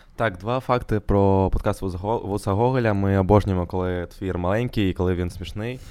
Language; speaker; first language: Ukrainian; native; Ukrainian